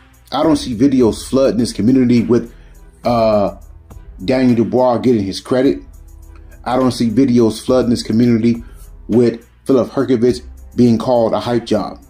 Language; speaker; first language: English; native; English